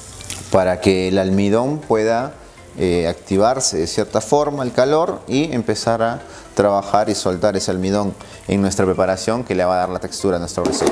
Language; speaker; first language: Spanish; native; Spanish